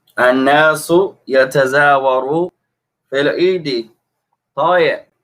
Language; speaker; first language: Arabic; non-native, fluent; English